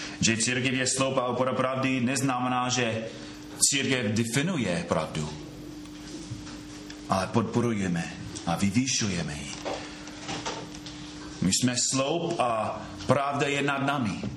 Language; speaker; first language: Czech; non-native, fluent; English